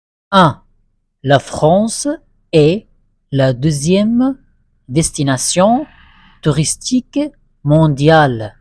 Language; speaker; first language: French; non-native, fluent; Arabic